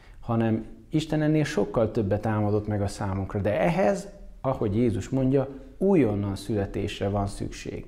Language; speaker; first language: Hungarian; native; Hungarian